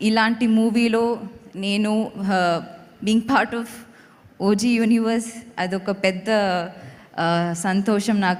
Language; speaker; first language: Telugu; non-native, local second language; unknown